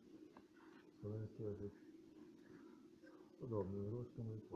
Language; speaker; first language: Polish; non-native, learner; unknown